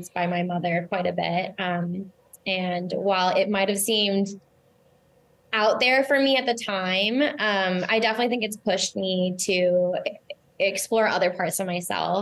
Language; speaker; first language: English; native; English